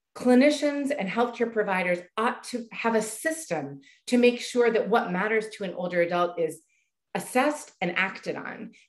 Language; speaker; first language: English; native; English